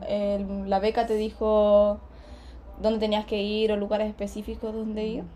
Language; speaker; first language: Spanish; native; Spanish